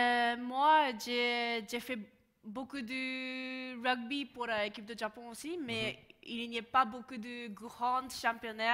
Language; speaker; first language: French; non-native, learner; Japanese